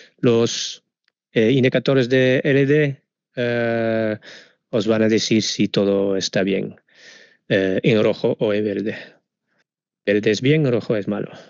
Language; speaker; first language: Spanish; non-native, fluent; Dutch